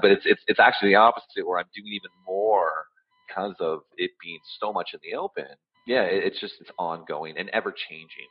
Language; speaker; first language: English; native; English